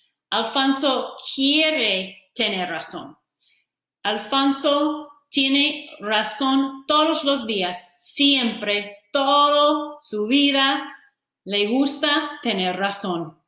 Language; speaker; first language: Spanish; non-native, fluent; English